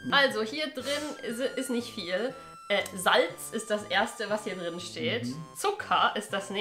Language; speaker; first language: German; native; German